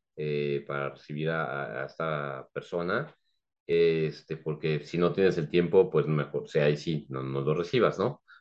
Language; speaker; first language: Spanish; native; Spanish